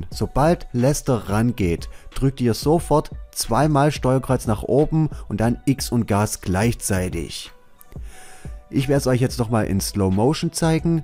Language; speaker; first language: German; native; German